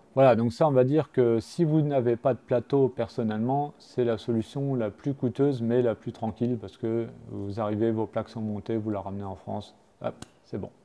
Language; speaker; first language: French; native; French